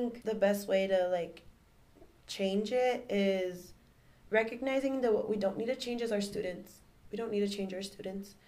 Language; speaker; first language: English; native; English